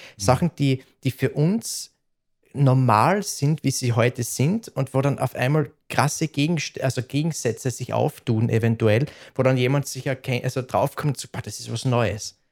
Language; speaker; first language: German; native; German